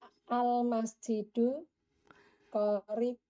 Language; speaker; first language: Arabic; non-native, learner; Indonesian